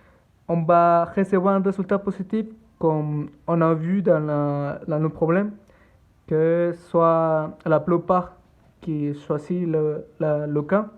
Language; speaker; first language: French; non-native, learner; Spanish